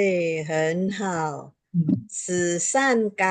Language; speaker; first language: Chinese; non-native, local second language; Hakka Chinese